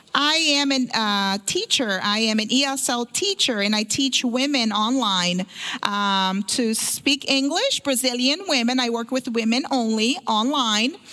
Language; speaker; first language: English; early bilingual, other home language; Portuguese